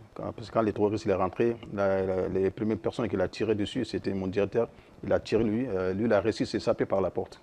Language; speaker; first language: French; non-native, local second language; Soninke